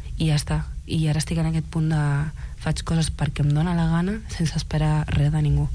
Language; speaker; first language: Catalan; early bilingual, other home language; Arabic